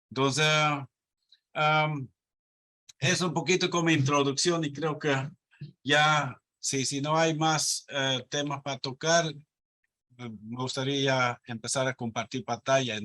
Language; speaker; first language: Spanish; non-native, fluent; Dutch